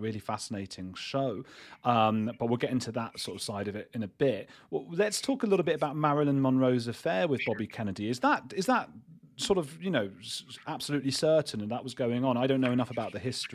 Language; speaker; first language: English; native; English